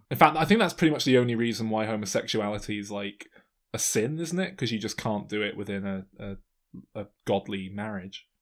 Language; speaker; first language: English; native; English